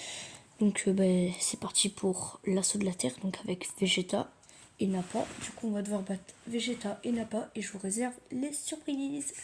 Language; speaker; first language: French; native; French